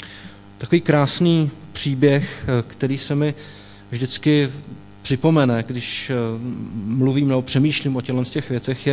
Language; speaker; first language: Czech; native; Czech